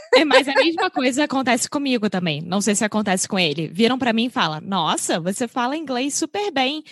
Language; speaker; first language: Portuguese; native; Portuguese